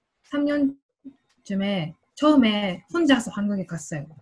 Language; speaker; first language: Korean; non-native, learner; Japanese